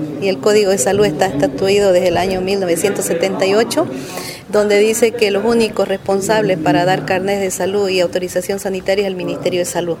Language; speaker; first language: Spanish; native; Spanish